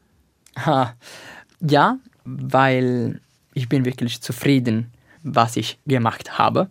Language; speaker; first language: German; non-native, learner; Italian